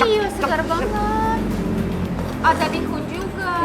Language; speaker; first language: Indonesian; non-native, fluent; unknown